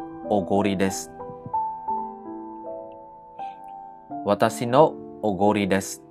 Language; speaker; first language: Japanese; non-native, fluent; Khmer